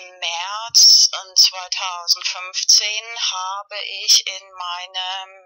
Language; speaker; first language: German; non-native, fluent; Spanish